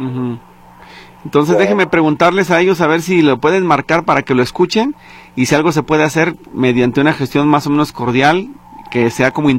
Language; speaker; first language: Spanish; native; Spanish